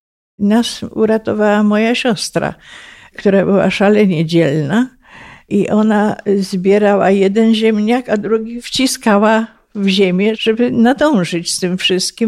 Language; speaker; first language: Polish; native; Polish